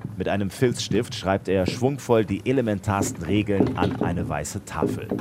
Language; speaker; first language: German; native; German